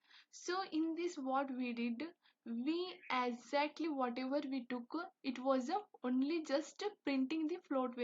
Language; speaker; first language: English; non-native, local second language; Hindi